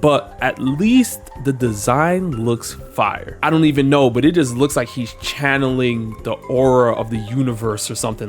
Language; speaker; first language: English; native; English